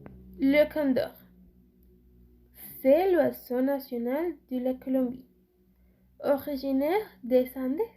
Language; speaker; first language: French; non-native, learner; Spanish